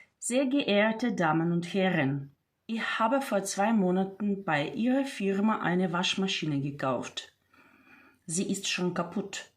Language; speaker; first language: German; non-native, fluent; Ukrainian